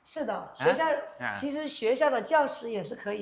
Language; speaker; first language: Chinese; native; Chinese